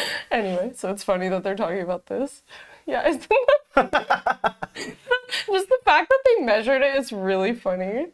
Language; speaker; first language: English; native; English